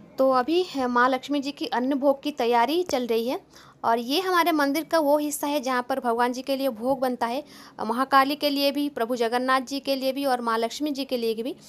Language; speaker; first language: Hindi; non-native, local second language; Bangla